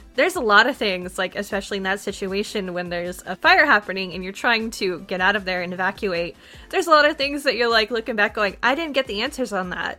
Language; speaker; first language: English; native; English